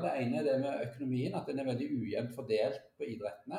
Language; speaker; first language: Norwegian; native; Norwegian